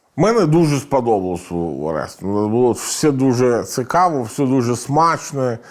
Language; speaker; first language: Ukrainian; non-native, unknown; Italian